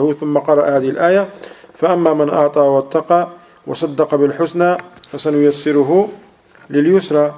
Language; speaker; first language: Arabic; non-native, fluent; English